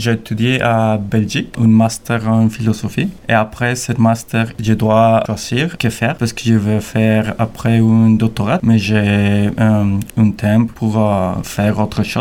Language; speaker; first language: French; non-native, learner; Spanish